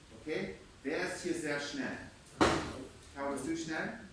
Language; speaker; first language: German; non-native, fluent; English